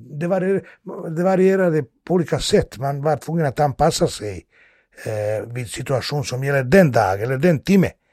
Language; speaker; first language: Swedish; non-native, fluent; Bosnian